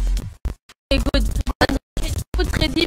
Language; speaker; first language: English; non-native, learner; French